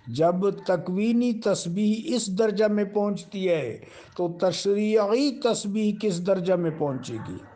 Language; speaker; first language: Urdu; non-native, local second language; Pashto